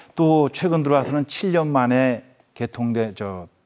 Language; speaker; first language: Korean; native; Korean